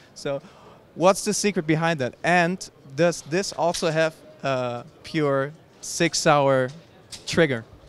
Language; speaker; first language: English; non-native, fluent; German